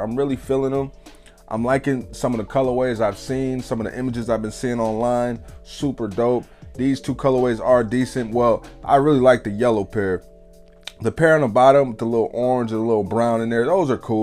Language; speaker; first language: English; native; English